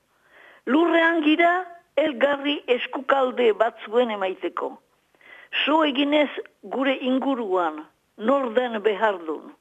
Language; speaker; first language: Basque; native; Basque